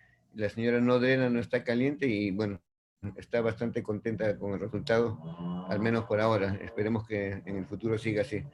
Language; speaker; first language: Spanish; native; Spanish